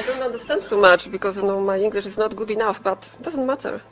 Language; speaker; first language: English; non-native, learner; Italian